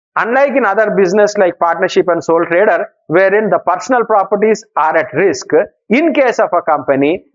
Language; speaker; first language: English; non-native, local second language; Telugu